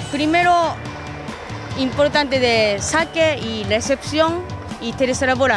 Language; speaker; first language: Spanish; non-native, learner; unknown